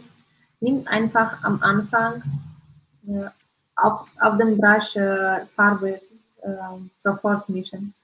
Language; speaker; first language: German; non-native, learner; Russian